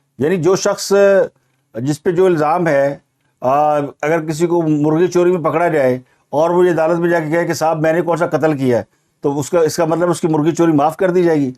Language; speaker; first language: Urdu; non-native, local second language; Punjabi